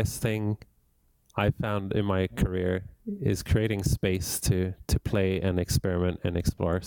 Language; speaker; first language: English; native; English